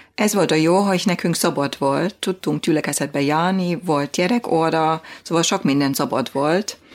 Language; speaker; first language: Hungarian; non-native, fluent; German